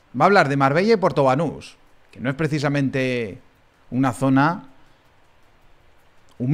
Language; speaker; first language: Spanish; native; Spanish